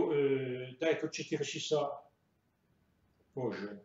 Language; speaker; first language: Russian; non-native, fluent; French